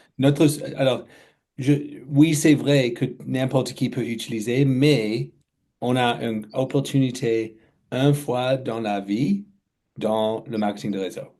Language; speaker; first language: French; non-native, fluent; English